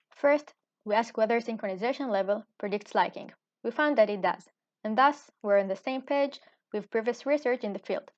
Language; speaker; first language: English; non-native, fluent; Hebrew